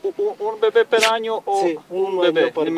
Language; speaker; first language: Spanish; non-native, learner; Serbian